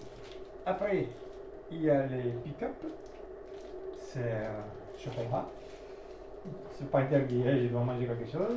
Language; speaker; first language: French; non-native, learner; Italian